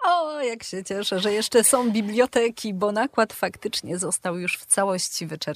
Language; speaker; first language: Polish; native; Polish